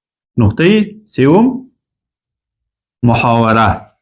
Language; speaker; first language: Arabic; non-native, fluent; Persian